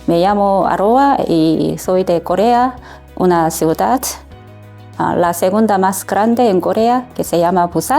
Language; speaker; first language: Spanish; non-native, learner; Korean